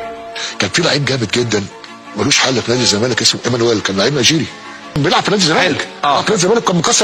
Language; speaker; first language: Arabic; native; Arabic